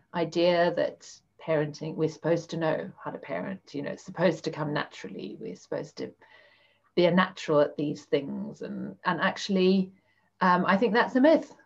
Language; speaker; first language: English; native; English